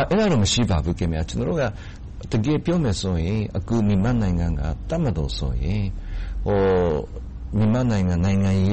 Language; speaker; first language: Burmese; non-native, fluent; Japanese